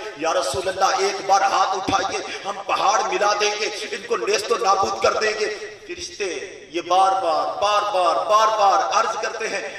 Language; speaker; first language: Urdu; non-native, local second language; Saraiki